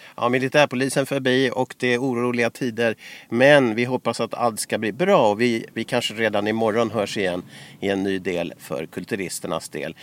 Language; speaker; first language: Swedish; native; Swedish